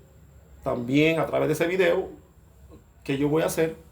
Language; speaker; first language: Spanish; non-native, fluent; Haitian Creole